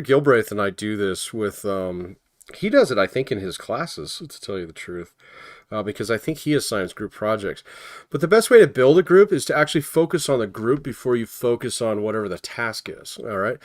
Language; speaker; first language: English; native; English